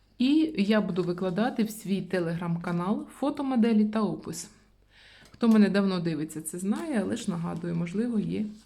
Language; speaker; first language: Ukrainian; non-native, local second language; Russian